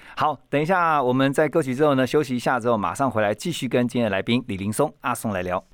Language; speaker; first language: Chinese; native; Chinese